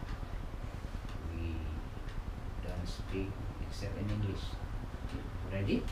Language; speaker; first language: English; non-native, learner; Indonesian